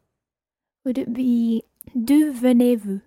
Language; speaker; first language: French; non-native, learner; English